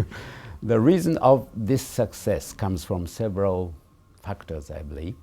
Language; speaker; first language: English; non-native, fluent; Japanese